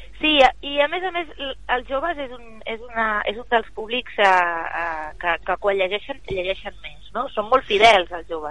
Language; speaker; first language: Catalan; native; Catalan